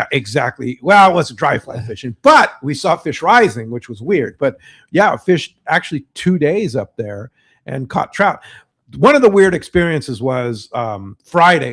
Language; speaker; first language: English; native; English